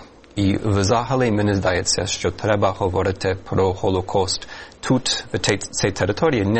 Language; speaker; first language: Ukrainian; non-native, fluent; English